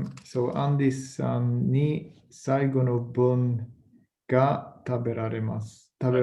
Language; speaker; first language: Japanese; non-native, learner; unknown